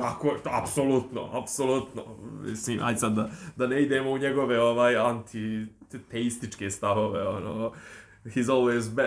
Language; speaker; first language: Serbian; native; Serbian